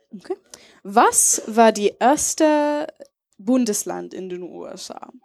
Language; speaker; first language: German; non-native, fluent; English